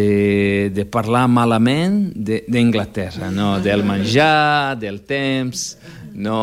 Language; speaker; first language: Catalan; non-native, fluent; Portuguese